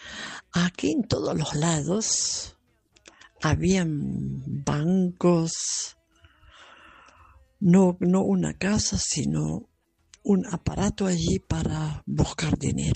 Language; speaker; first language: Spanish; non-native, fluent; German